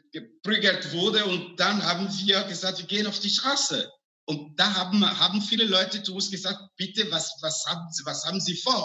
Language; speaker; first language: German; non-native, fluent; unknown